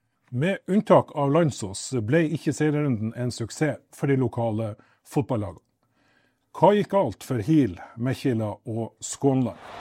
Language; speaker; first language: Norwegian; native; Norwegian